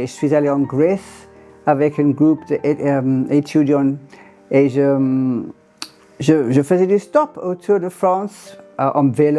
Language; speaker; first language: French; non-native, fluent; English